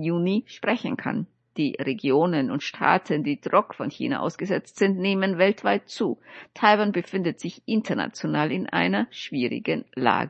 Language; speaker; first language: German; native; German